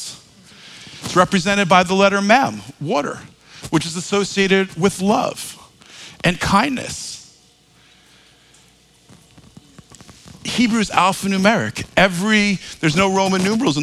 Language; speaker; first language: English; native; English